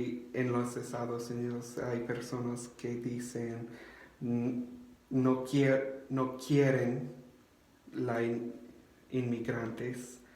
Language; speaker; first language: Spanish; non-native, learner; English